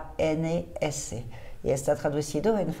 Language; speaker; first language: Spanish; non-native, fluent; French